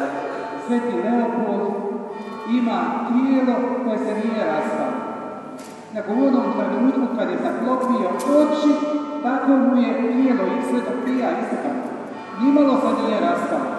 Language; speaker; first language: Serbian; native; Serbian